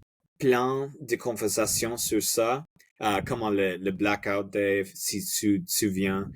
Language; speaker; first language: French; non-native, fluent; Spanish